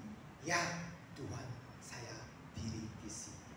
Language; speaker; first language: Indonesian; non-native, fluent; Korean